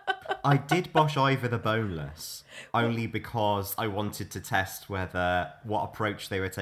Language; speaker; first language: English; native; English